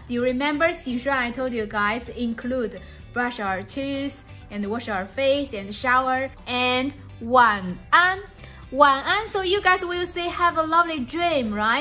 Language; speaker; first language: English; non-native, fluent; Chinese